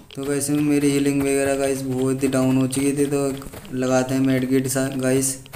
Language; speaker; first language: Hindi; native; Hindi